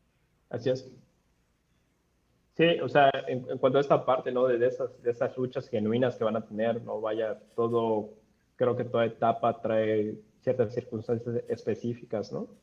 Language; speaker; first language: Spanish; native; Spanish